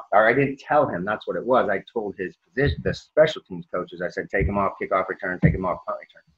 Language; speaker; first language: English; native; English